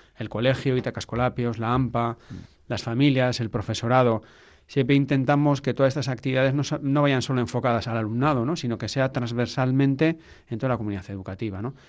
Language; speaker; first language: Spanish; native; Spanish